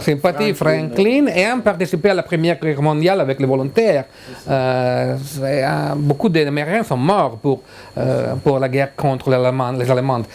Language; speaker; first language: French; non-native, learner; Italian